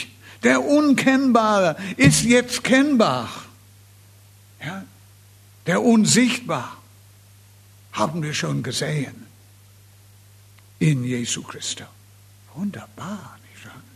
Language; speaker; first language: German; non-native, fluent; English